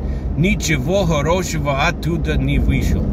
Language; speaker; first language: Russian; non-native, fluent; English